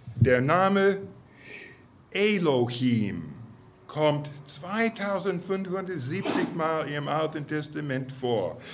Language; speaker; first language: German; non-native, fluent; English